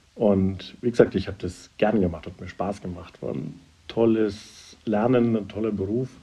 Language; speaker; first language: German; native; German